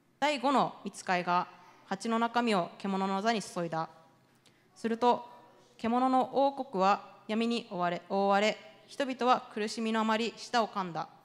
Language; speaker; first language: Japanese; native; Japanese